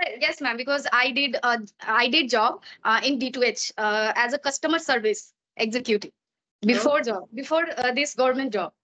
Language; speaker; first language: English; non-native, learner; Maithili